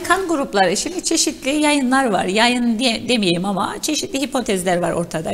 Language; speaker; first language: Turkish; native; Turkish